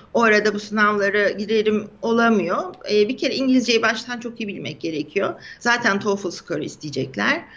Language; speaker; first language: Turkish; native; Turkish